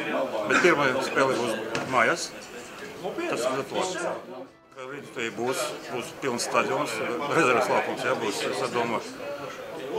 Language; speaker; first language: Latvian; non-native, learner; Russian